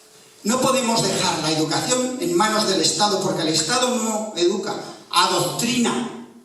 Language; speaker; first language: Spanish; native; Spanish